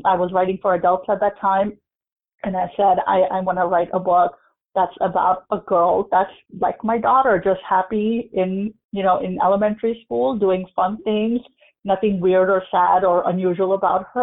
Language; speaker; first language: English; non-native, local second language; Urdu